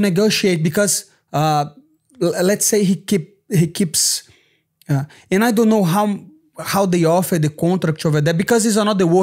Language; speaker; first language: English; non-native, fluent; Portuguese